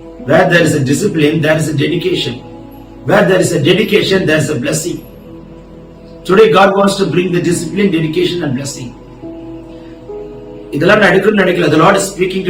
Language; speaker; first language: English; non-native, local second language; Tamil